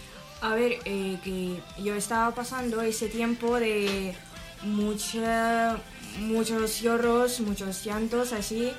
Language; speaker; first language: Spanish; non-native, learner; Ukrainian